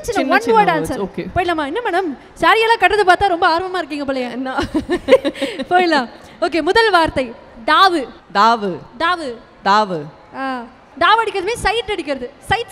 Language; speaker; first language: Tamil; native; Tamil